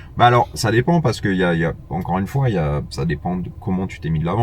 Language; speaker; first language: French; native; French